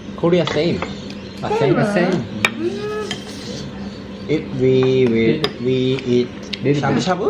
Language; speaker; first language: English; non-native, learner; Japanese